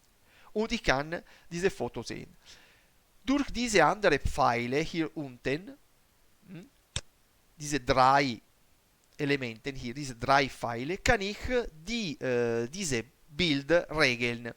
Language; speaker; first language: German; non-native, learner; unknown